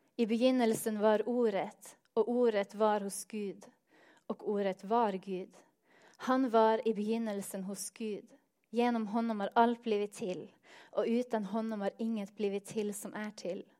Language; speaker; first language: Swedish; non-native, fluent; Norwegian